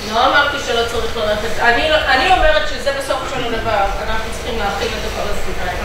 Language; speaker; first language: Hebrew; non-native, fluent; English